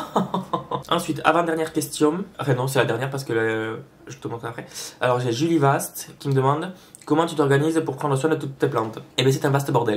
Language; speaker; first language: French; native; French